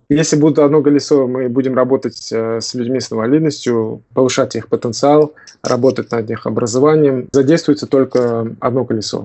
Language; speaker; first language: Russian; non-native, local second language; Tajik